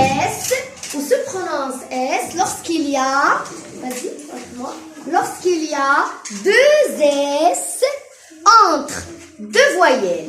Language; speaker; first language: French; non-native, local second language; Arabic